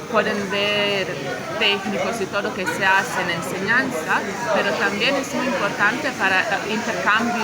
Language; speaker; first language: Spanish; non-native, fluent; Croatian